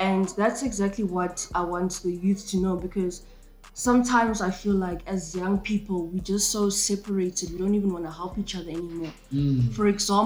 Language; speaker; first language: English; non-native, local second language; Zulu